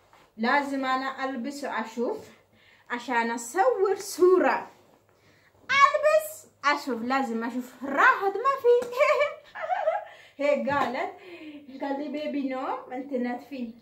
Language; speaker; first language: Arabic; non-native, learner; Oromo